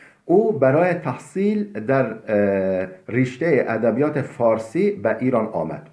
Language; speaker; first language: Persian; non-native, fluent; Turkish